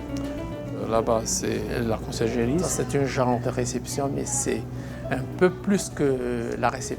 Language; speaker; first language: French; non-native, local second language; Malagasy